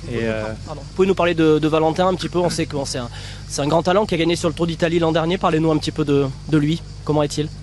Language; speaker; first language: French; native; French